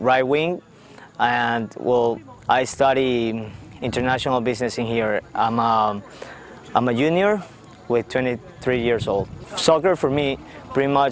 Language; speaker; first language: English; non-native, fluent; Spanish